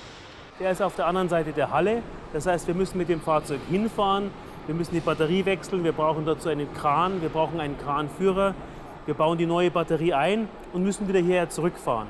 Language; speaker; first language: German; native; German